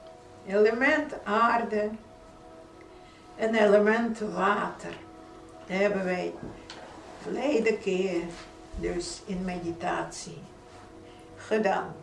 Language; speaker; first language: Dutch; non-native, fluent; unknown